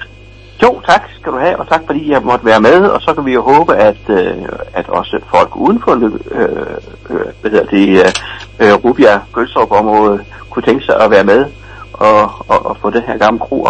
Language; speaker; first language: Danish; native; Danish